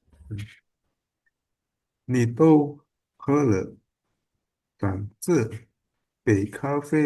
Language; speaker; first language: Chinese; non-native, learner; Indonesian